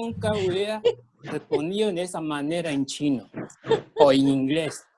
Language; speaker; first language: Spanish; early bilingual, other home language; Chinese